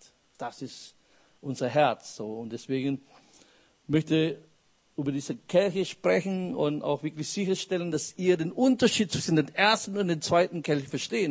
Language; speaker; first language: German; non-native, fluent; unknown